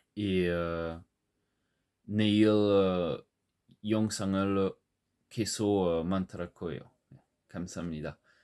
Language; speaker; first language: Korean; non-native, learner; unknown